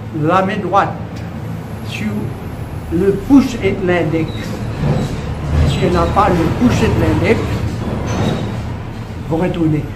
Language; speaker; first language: French; non-native, learner; Morisyen